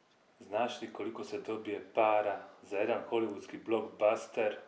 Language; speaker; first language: Bosnian; native; Bosnian